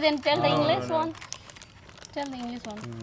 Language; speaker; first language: English; non-native, learner; Hindi